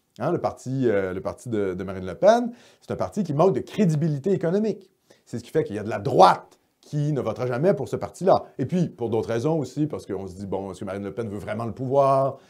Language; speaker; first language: French; native; French